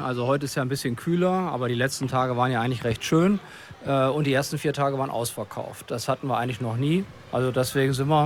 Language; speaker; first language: German; native; German